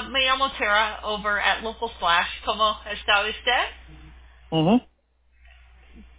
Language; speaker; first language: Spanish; non-native, learner; English